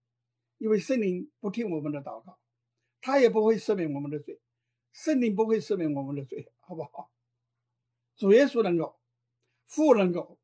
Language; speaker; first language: Chinese; native; Chinese